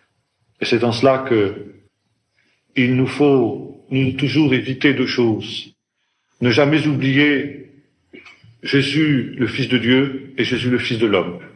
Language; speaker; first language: French; native; French